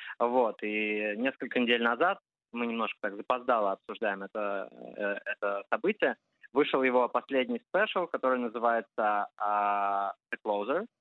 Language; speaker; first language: Russian; early bilingual, heritage; Russian